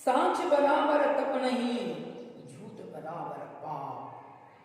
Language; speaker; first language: Hindi; non-native, local second language; Kannada